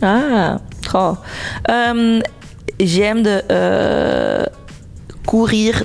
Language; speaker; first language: French; non-native, local second language; Dutch